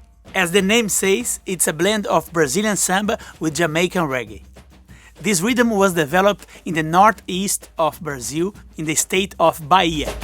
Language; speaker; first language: English; non-native, fluent; Portuguese